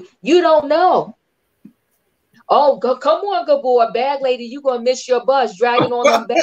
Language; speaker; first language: English; native; English